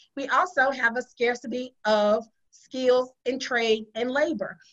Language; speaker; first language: English; native; English